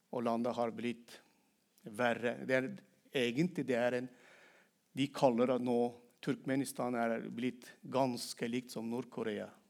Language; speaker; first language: Norwegian; non-native, fluent; Turkmen